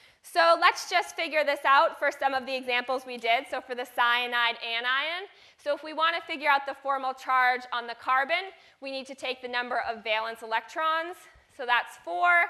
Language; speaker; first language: English; native; English